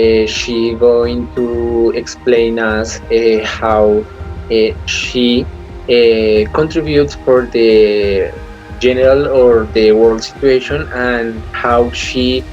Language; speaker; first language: English; non-native, learner; Spanish